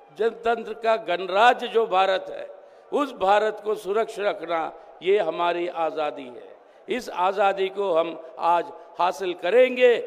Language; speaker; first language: Hindi; non-native, local second language; Telugu